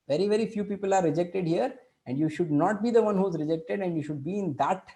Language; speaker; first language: English; non-native, local second language; Kannada